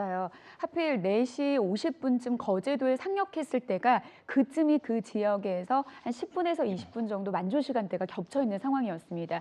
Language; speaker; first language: Korean; native; Korean